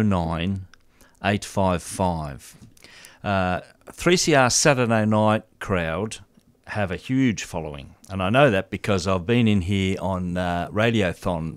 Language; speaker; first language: English; native; English